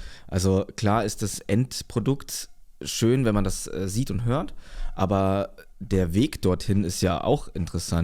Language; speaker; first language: German; native; German